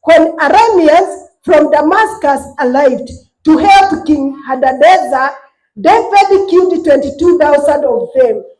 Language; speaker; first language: English; non-native, local second language; Swahili